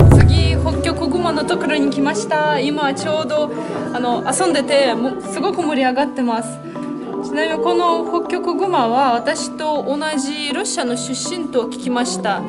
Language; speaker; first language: Japanese; non-native, fluent; Russian